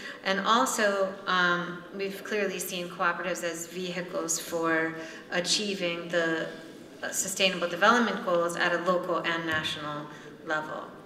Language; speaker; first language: English; native; English